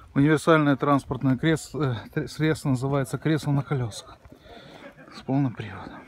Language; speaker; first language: Russian; non-native, local second language; Ukrainian